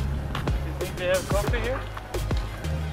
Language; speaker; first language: English; non-native, fluent; Swedish